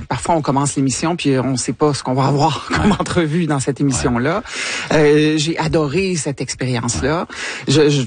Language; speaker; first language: French; native; French